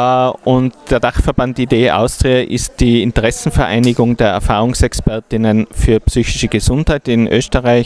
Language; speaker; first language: German; native; German